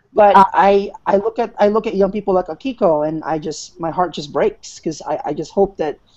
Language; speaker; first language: English; non-native, local second language; Filipino